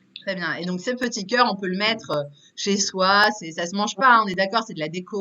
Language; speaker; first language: French; native; French